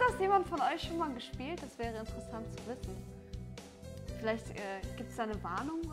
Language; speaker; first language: German; native; German